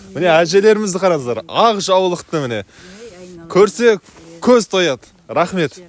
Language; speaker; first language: Kazakh; native; Kazakh